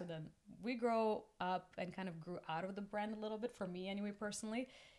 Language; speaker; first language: English; non-native, fluent; Russian